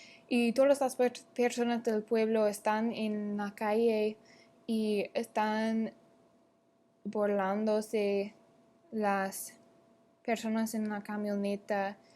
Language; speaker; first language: Spanish; non-native, learner; English